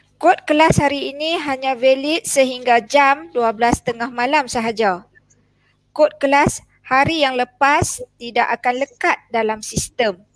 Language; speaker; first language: Malay; native; Malay